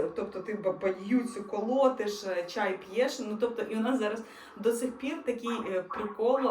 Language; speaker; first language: Ukrainian; non-native, local second language; Russian